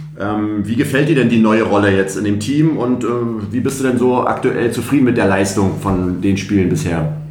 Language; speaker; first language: German; native; German